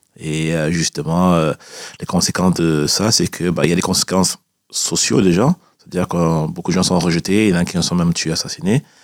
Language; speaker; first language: French; early bilingual, other home language; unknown